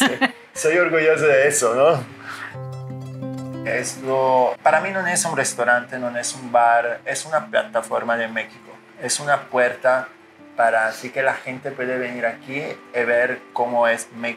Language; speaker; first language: Spanish; non-native, fluent; Italian